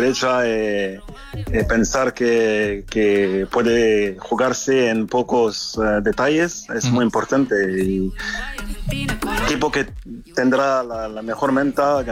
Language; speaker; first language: Spanish; non-native, fluent; French